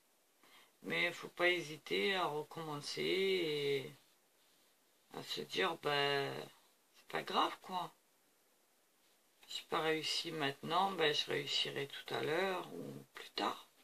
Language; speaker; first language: French; native; French